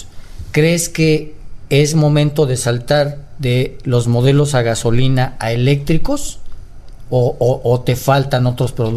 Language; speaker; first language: Spanish; native; Spanish